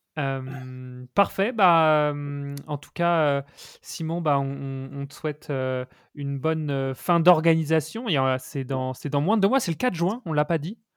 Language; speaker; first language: French; native; French